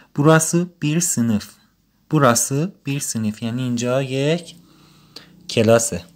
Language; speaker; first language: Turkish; non-native, fluent; Persian